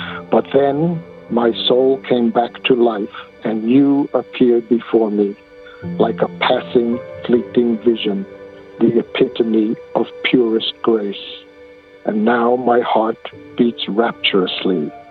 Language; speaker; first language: English; native; English